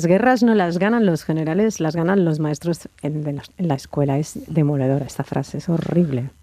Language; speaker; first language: Spanish; native; Spanish